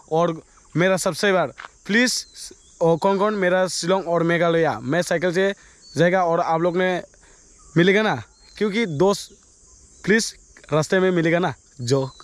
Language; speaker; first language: Hindi; non-native, local second language; Bodo